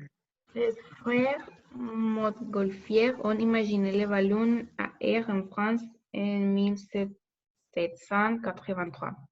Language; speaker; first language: French; non-native, learner; Spanish